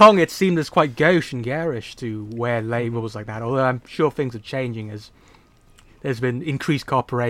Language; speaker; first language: English; non-native, local second language; Cantonese